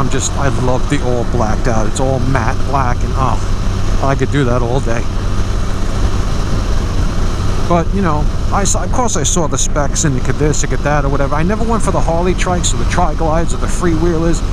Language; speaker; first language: English; native; English